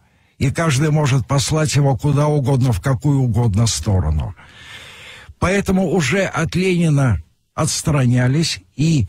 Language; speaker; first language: Russian; native; Russian